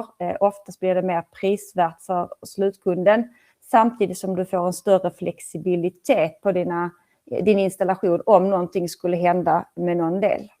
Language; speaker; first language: Swedish; native; Swedish